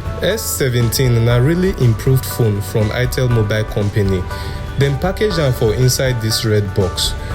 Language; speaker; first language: Nigerian Pidgin; native; Nigerian Pidgin